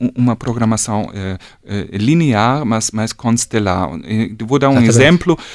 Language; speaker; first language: Portuguese; non-native, fluent; German